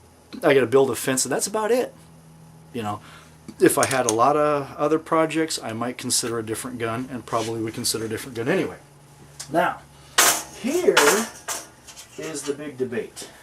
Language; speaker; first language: English; native; English